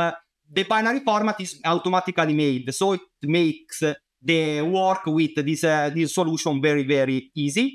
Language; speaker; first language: English; non-native, fluent; Italian